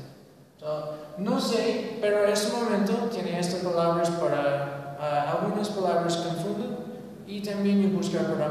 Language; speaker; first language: Spanish; non-native, learner; English